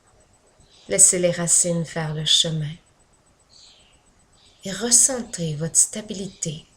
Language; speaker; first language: French; native; French